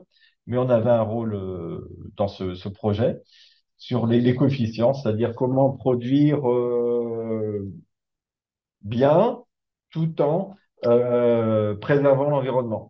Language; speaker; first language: French; native; French